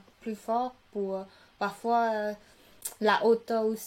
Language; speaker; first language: French; non-native, learner; Khmer